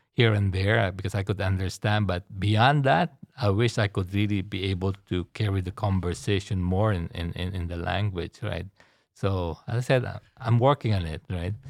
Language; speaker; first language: English; non-native, local second language; Filipino